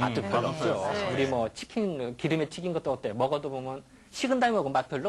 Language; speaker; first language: Korean; native; Korean